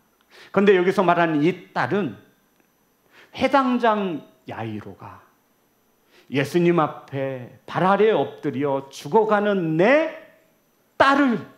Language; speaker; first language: Korean; native; Korean